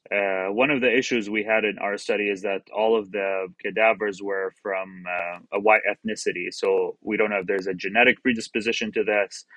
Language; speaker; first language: English; non-native, fluent; Arabic